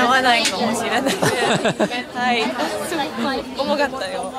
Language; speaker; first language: Japanese; non-native, learner; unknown